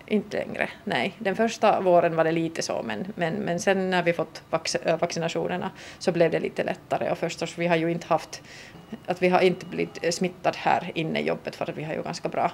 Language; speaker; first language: Swedish; non-native, local second language; Finnish